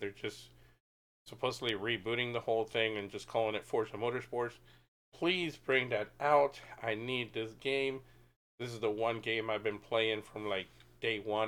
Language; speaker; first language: English; native; English